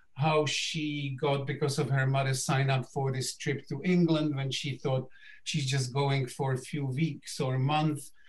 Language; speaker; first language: English; non-native, fluent; Czech